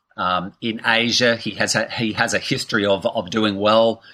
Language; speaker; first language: English; native; English